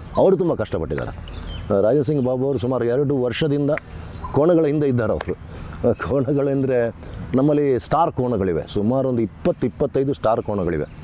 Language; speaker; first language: Kannada; non-native, local second language; Tulu